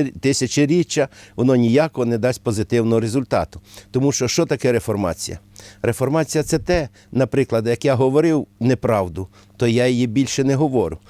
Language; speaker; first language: Ukrainian; native; Ukrainian